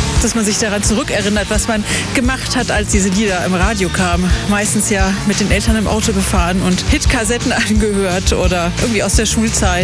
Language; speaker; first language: German; native; German